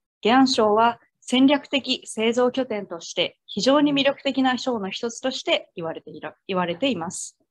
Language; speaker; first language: Japanese; native; Japanese